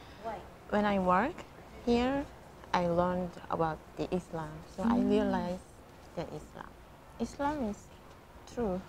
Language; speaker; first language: English; non-native, learner; Korean